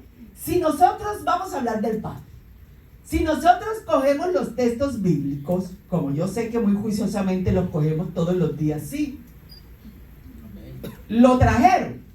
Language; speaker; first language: Spanish; native; Spanish